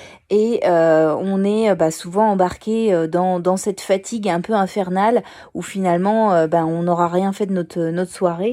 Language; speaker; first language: French; native; French